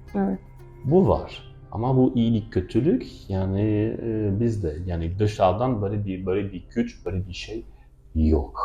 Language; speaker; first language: Turkish; non-native, fluent; French